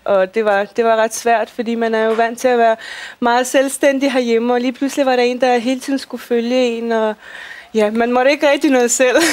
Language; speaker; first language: Danish; early bilingual, other home language; Russian